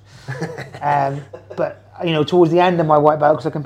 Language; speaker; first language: English; native; English